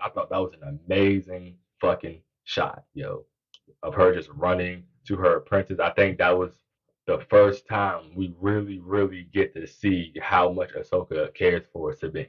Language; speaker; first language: English; native; English